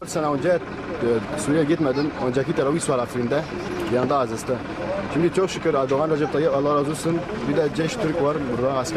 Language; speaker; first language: Turkish; non-native, learner; Arabic